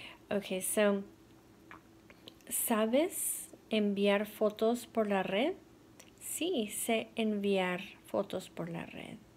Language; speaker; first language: Spanish; non-native, fluent; English